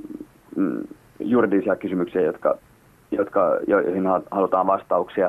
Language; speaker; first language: Finnish; native; Finnish